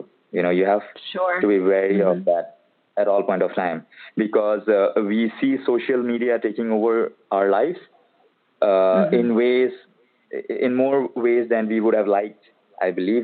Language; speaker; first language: English; non-native, local second language; Assamese